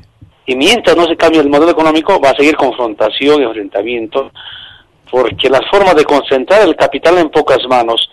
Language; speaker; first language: Spanish; native; Spanish